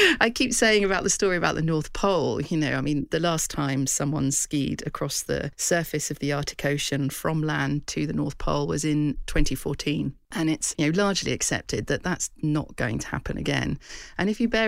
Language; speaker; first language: English; native; English